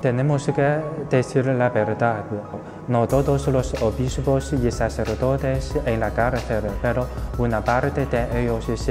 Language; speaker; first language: Spanish; non-native, local second language; Chinese